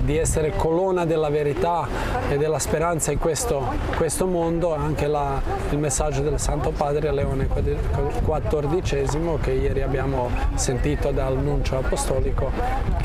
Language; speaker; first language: Italian; non-native, fluent; Croatian